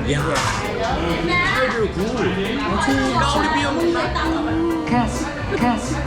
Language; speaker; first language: Korean; native; Korean